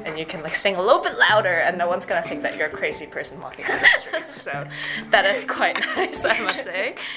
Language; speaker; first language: English; native; English